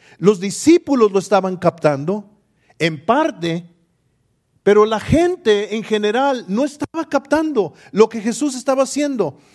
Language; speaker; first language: Spanish; early bilingual, heritage; English